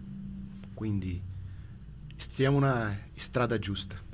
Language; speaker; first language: Italian; non-native, learner; Portuguese